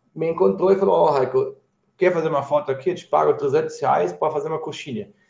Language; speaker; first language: Portuguese; non-native, fluent; German